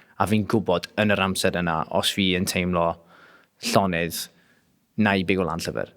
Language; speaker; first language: Welsh; non-native, local second language; English